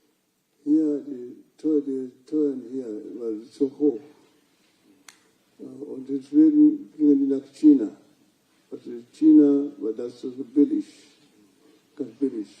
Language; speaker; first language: German; non-native, fluent; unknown